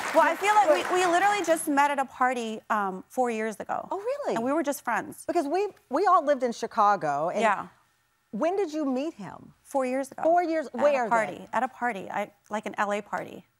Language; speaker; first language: English; native; English